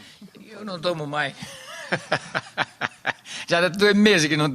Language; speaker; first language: Italian; non-native, fluent; Portuguese